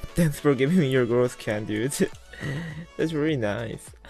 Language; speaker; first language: English; non-native, learner; Korean